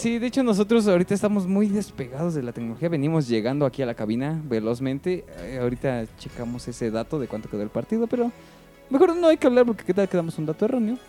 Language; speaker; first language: Spanish; native; Spanish